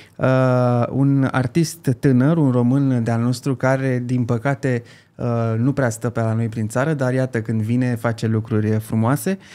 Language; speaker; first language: Romanian; native; Romanian